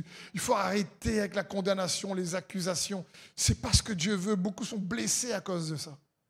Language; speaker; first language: French; native; French